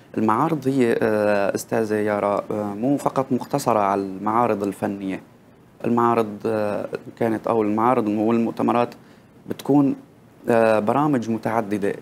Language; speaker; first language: Arabic; native; Arabic